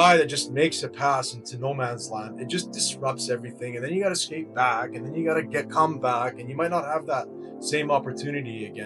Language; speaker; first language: English; native; English